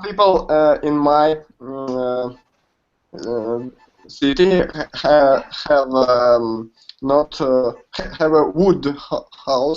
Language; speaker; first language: English; non-native, learner; Russian